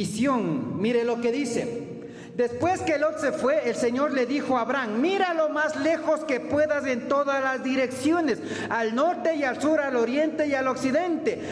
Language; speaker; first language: Spanish; native; Spanish